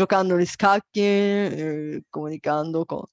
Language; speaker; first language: Italian; non-native, fluent; Bulgarian